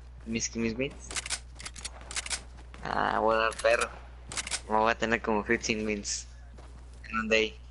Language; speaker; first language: Spanish; early bilingual, heritage; Spanish